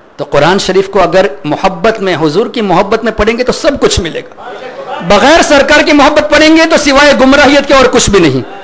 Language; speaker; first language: Urdu; non-native, fluent; Memoni